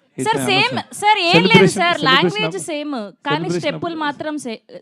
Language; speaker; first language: Telugu; native; Telugu